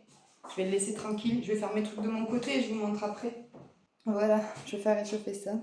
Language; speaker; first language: French; native; French